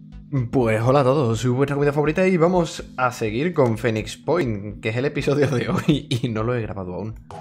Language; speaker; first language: Spanish; native; Spanish